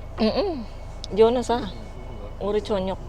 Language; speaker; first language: Korean; non-native, learner; Filipino